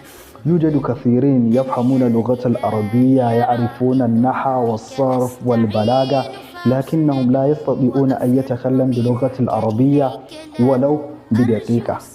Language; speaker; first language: Arabic; non-native, fluent; Hausa